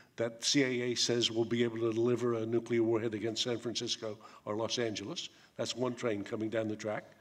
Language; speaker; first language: English; native; English